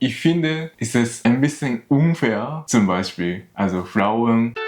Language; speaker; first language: German; non-native, learner; Japanese